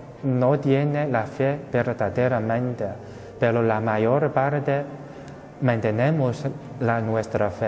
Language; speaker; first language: Spanish; non-native, fluent; Chinese